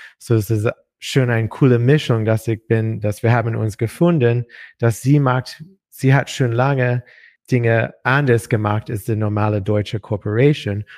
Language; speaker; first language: German; non-native, learner; English